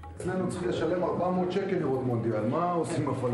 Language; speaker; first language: Hebrew; native; Hebrew